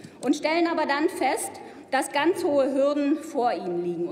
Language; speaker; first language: German; native; German